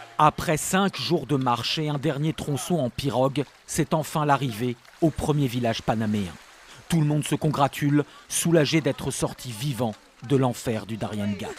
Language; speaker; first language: French; native; French